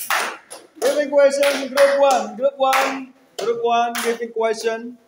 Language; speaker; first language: English; non-native, learner; Indonesian